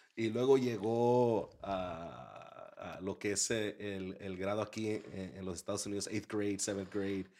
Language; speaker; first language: Spanish; early bilingual, heritage; Spanish